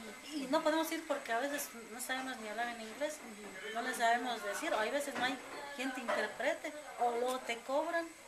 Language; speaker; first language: Spanish; native; Spanish